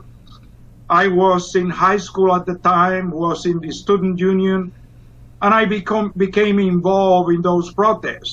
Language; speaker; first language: English; non-native, fluent; Spanish